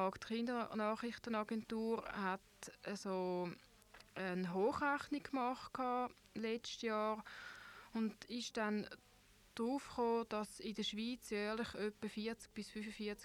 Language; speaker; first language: German; native; German